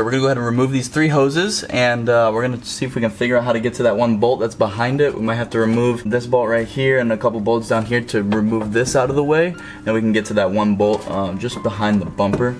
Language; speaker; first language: English; native; English